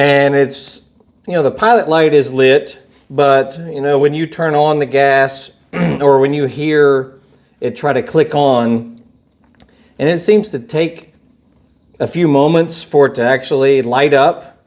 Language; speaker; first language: English; native; English